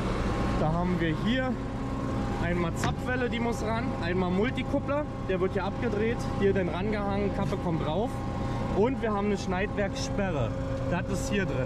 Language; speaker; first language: German; native; German